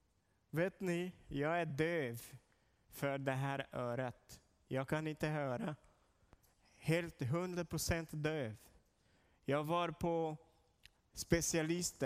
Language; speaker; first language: Swedish; non-native, learner; Portuguese